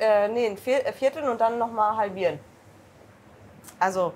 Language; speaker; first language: German; native; German